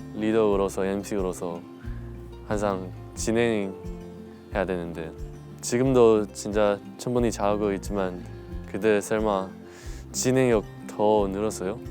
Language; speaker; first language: Korean; non-native, learner; Chinese